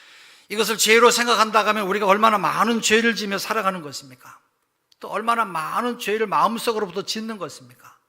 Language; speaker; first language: Korean; native; Korean